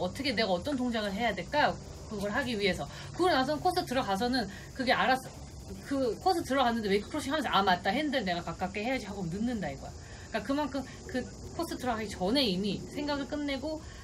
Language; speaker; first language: Korean; native; Korean